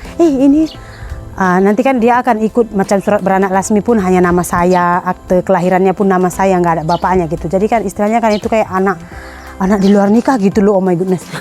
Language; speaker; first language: Indonesian; native; Indonesian